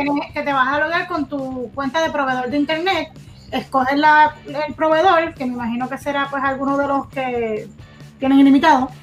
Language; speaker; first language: Spanish; native; Spanish